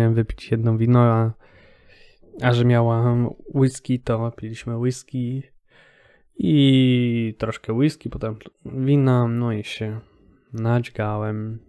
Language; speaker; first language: Polish; native; Polish